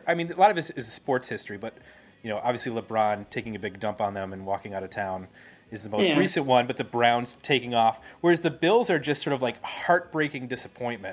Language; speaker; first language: English; native; English